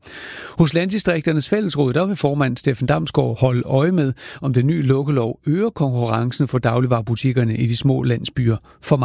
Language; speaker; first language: Danish; native; Danish